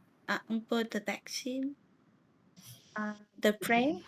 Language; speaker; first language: French; non-native, learner; Vietnamese